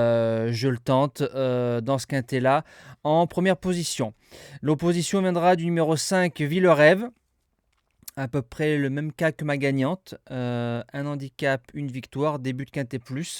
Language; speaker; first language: French; native; French